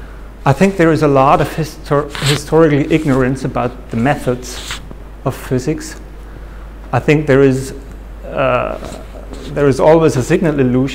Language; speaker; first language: English; non-native, fluent; German